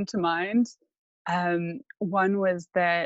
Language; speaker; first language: English; native; English